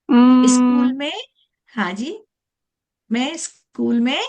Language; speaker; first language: Hindi; non-native, fluent; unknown